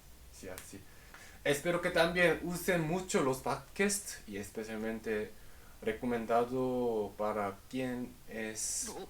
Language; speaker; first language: Spanish; non-native, fluent; Korean